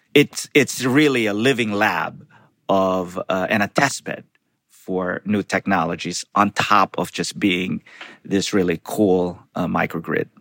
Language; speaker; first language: English; non-native, local second language; Filipino